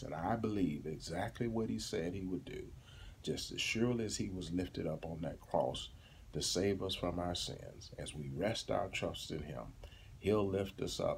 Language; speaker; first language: English; native; English